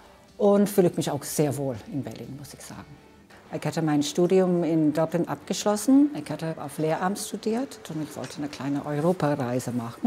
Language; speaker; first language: German; non-native, fluent; English